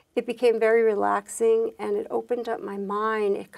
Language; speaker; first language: English; native; English